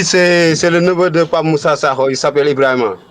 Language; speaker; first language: French; non-native, local second language; Wolof